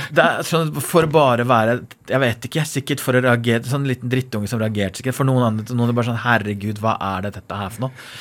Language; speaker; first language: Norwegian; non-native, fluent; Persian